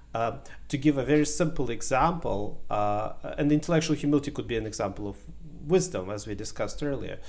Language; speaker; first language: English; non-native, fluent; Ukrainian